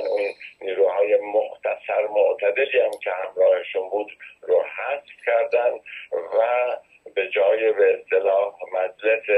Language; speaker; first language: Persian; native; Persian